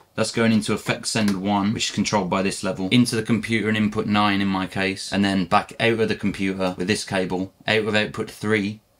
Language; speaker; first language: English; native; English